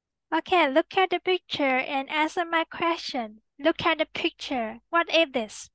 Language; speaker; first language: English; non-native, learner; Vietnamese